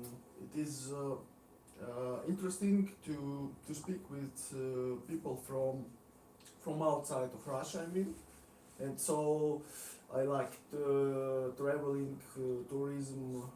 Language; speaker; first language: English; non-native, learner; Russian